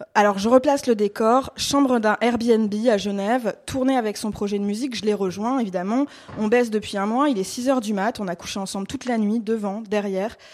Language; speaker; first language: French; native; French